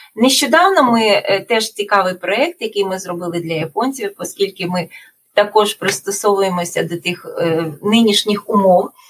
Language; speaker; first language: Ukrainian; native; Ukrainian